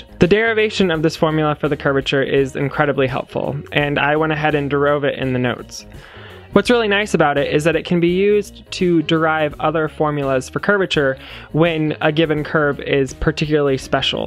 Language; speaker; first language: English; native; English